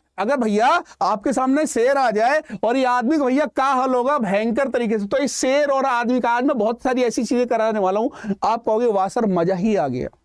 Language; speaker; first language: Hindi; native; Hindi